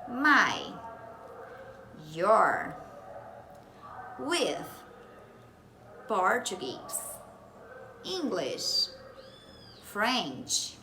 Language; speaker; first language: English; non-native, fluent; Portuguese